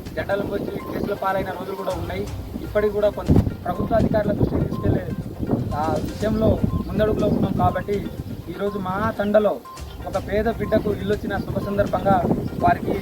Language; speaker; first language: Telugu; non-native, local second language; Lambadi